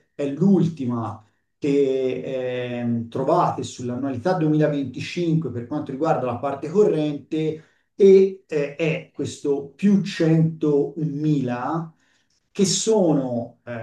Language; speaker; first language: Italian; native; Italian